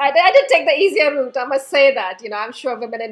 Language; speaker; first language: English; non-native, local second language; Hindi